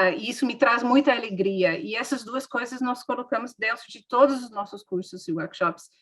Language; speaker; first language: Portuguese; non-native, fluent; English